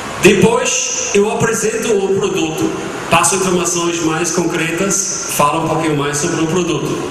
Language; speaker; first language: Portuguese; non-native, fluent; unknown